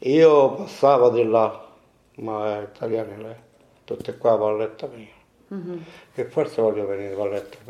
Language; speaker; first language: Italian; non-native, local second language; Sicilian